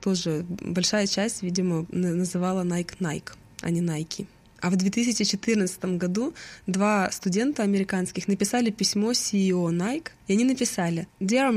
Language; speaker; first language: Russian; native; Russian